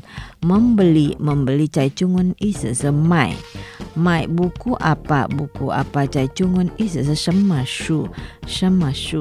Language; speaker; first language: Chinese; non-native, fluent; Indonesian